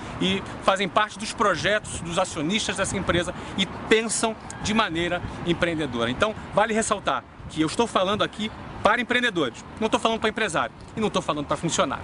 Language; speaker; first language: Portuguese; native; Portuguese